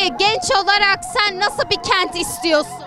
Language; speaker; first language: Turkish; native; Turkish